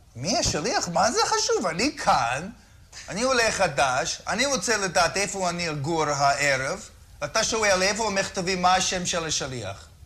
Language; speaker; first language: Hebrew; non-native, fluent; English